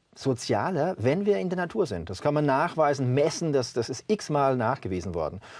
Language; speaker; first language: German; native; German